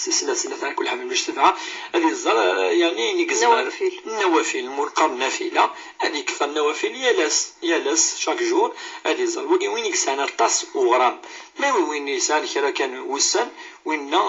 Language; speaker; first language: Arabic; non-native, local second language; Kabyle